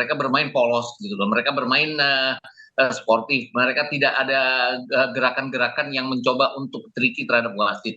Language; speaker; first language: Indonesian; native; Indonesian